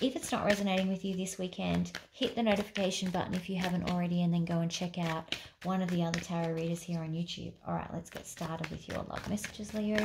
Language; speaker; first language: English; native; English